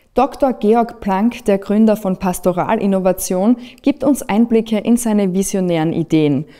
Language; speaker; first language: German; native; German